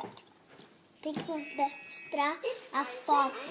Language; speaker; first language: Portuguese; early bilingual, heritage; Portuguese